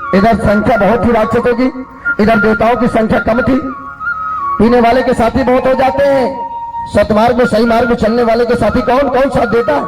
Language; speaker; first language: Hindi; native; Hindi